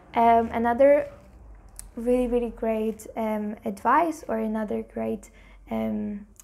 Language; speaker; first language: English; non-native, fluent; German